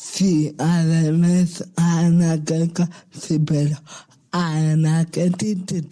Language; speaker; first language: Catalan; non-native, local second language; Spanish